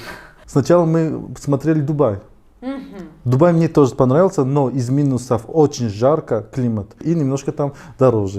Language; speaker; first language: Russian; non-native, fluent; Tajik